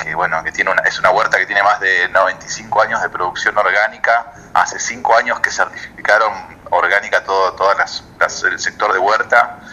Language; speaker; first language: Spanish; native; Spanish